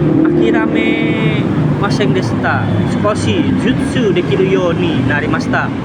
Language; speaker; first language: Japanese; non-native, learner; Indonesian